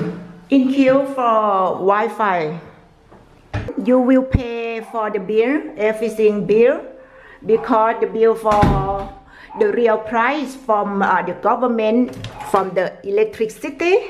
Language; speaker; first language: English; non-native, learner; Thai